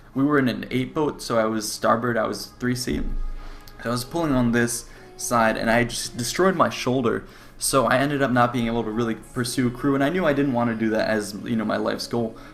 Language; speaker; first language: English; native; English